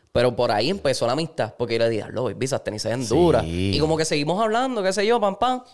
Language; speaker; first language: Spanish; native; Spanish